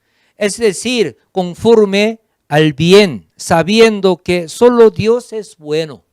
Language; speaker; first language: Spanish; non-native, fluent; Korean